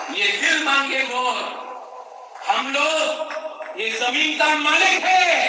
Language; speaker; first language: Hindi; non-native, local second language; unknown